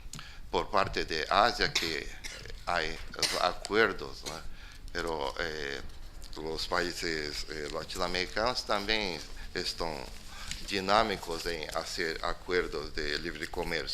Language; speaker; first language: Spanish; non-native, fluent; Portuguese